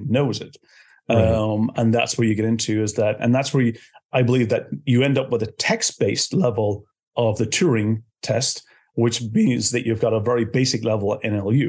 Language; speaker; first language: English; native; English